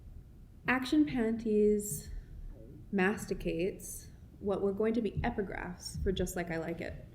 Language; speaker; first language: English; native; English